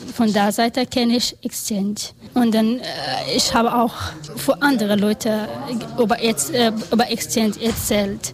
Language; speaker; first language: German; non-native, learner; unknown